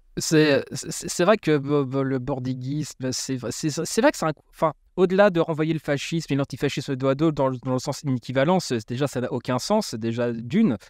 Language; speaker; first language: French; native; French